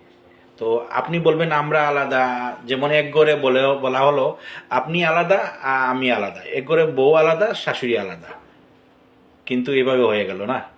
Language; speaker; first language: Bangla; non-native, local second language; Sylheti